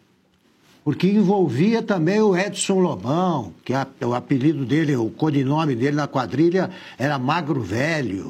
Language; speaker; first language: Portuguese; native; Portuguese